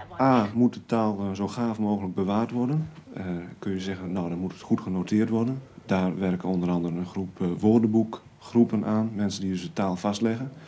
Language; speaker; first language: Dutch; native; Dutch